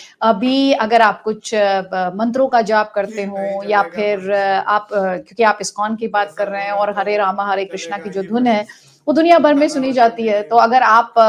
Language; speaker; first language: Hindi; native; Hindi